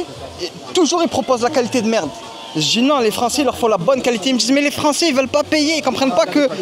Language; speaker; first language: French; native; French